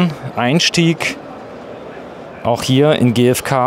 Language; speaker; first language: German; native; German